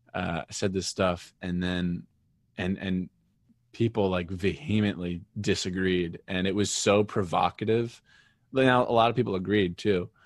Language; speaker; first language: English; native; English